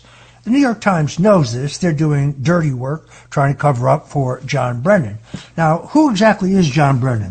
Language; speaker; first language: English; native; English